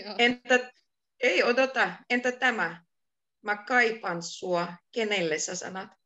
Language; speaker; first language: Finnish; non-native, fluent; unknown